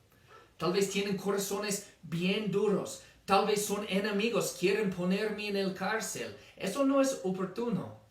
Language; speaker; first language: Spanish; non-native, fluent; English